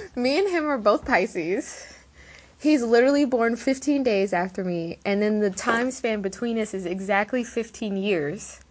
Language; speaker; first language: English; native; English